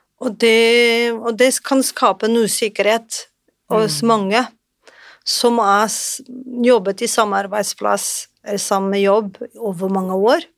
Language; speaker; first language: Norwegian; non-native, fluent; Portuguese